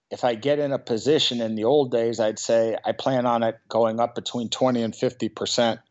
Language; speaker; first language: English; native; English